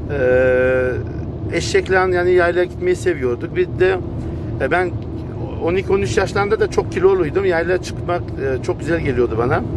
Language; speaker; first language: Turkish; early bilingual, heritage; Turkish